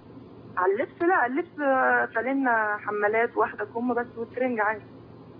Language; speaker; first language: Arabic; native; Arabic